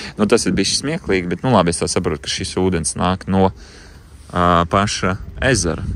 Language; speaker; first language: Latvian; non-native, local second language; Russian